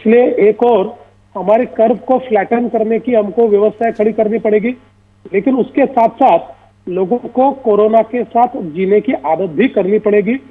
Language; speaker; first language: Hindi; non-native, local second language; Marathi